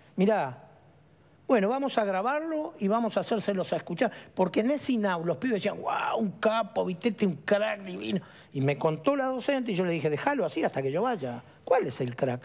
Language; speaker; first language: Spanish; native; Spanish